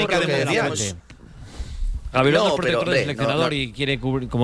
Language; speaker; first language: Spanish; native; Spanish